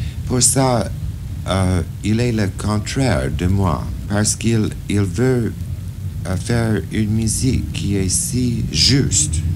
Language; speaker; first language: French; non-native, fluent; English